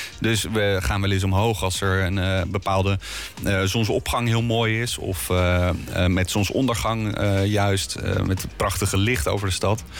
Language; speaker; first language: Dutch; native; Dutch